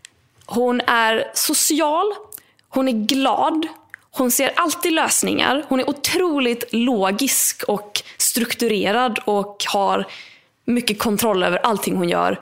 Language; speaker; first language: Swedish; native; Swedish